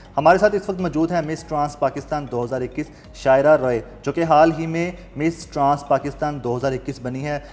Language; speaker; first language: Urdu; native; Urdu